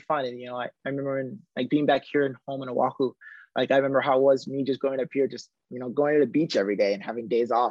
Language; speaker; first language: English; native; English